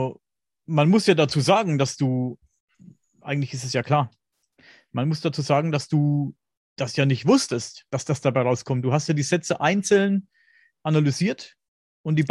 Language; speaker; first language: German; native; German